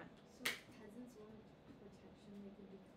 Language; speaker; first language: English; native; English